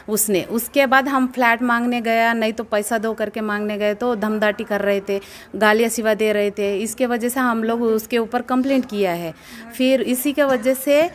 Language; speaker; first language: Hindi; non-native, local second language; Telugu